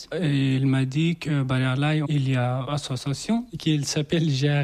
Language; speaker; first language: French; non-native, learner; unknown